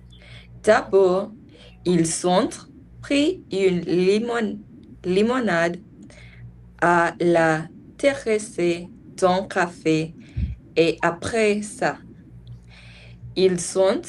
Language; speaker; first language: French; non-native, learner; English